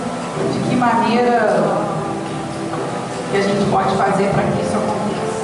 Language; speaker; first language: Portuguese; native; Portuguese